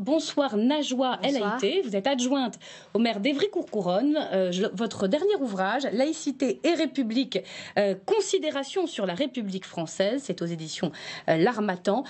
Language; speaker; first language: French; native; French